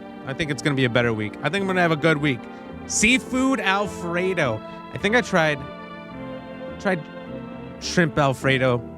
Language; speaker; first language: English; native; English